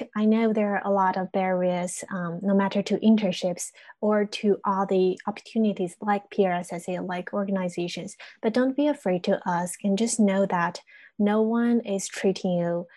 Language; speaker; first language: English; non-native, fluent; Chinese